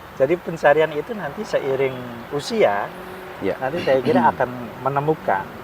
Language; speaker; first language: Indonesian; non-native, local second language; Javanese